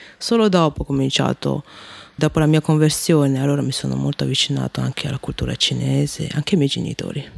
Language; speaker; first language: Italian; early bilingual, other home language; Chinese